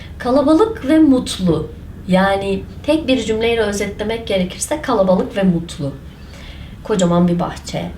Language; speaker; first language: Turkish; non-native, local second language; Kurdish